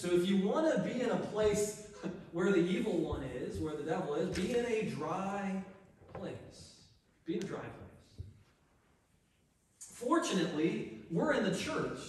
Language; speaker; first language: English; native; English